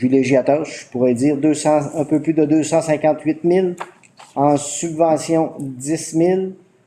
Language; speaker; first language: French; native; French